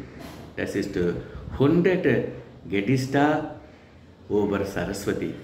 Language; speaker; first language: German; non-native, learner; Telugu